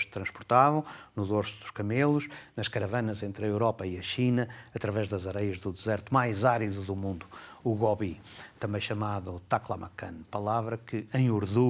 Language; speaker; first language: Portuguese; native; Portuguese